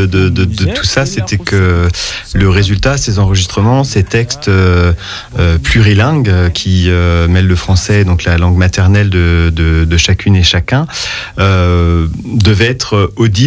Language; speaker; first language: French; native; French